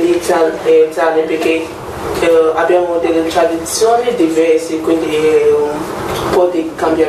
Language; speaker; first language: Italian; non-native, learner; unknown